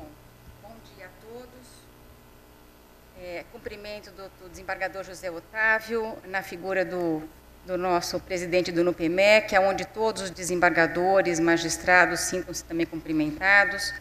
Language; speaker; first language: Portuguese; native; Portuguese